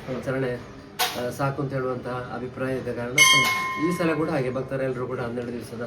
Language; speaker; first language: Kannada; native; Kannada